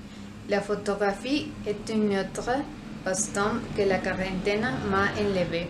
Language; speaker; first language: French; non-native, learner; Spanish